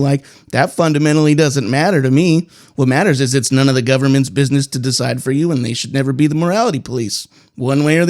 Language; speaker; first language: English; native; English